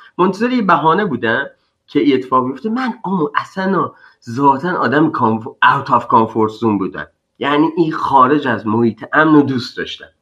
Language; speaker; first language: Persian; native; Persian